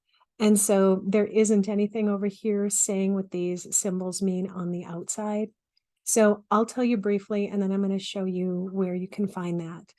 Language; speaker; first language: English; native; English